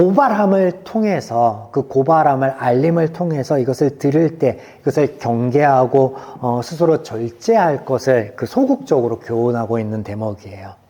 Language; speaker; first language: Korean; native; Korean